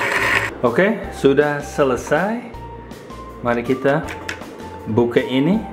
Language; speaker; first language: Indonesian; non-native, fluent; English